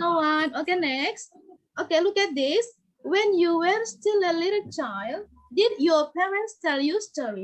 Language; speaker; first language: English; non-native, learner; Indonesian